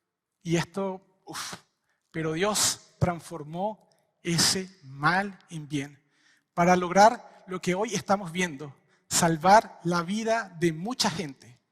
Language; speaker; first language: Spanish; native; Spanish